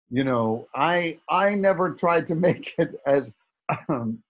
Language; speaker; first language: English; non-native, fluent; Dutch